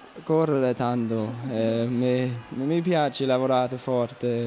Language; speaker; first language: Italian; non-native, learner; Danish